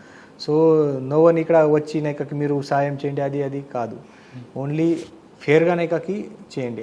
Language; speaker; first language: Telugu; non-native, learner; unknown